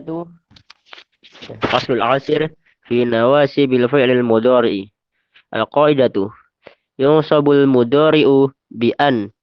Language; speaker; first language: Arabic; non-native, learner; Indonesian